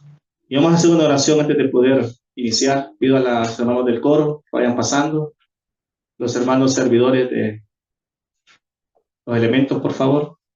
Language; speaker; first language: Spanish; native; Spanish